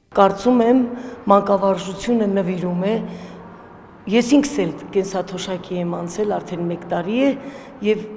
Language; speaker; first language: Armenian; native; Armenian